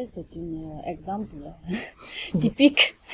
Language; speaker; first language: French; non-native, learner; Chinese